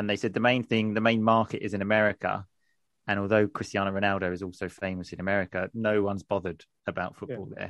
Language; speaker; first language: English; native; English